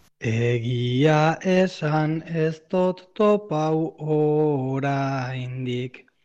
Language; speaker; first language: Basque; native; Basque